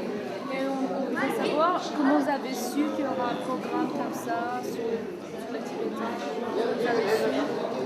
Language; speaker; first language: French; non-native, fluent; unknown